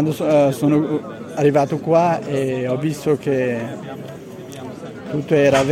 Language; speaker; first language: Italian; non-native, learner; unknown